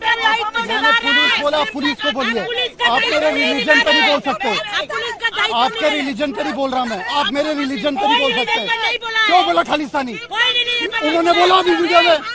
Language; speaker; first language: Hindi; non-native, local second language; Punjabi